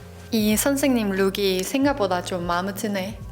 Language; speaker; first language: Korean; non-native, fluent; Norwegian